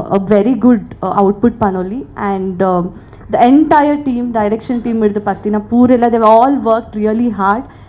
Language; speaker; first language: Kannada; non-native, local second language; Tulu